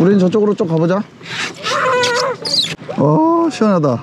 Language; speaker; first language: Korean; native; Korean